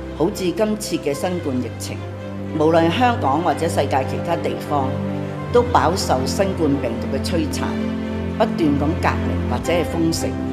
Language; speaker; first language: Chinese; non-native, local second language; Cantonese